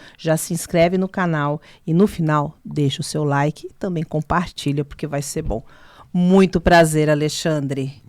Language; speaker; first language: Portuguese; native; Portuguese